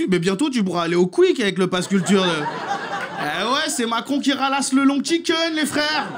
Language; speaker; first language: French; native; French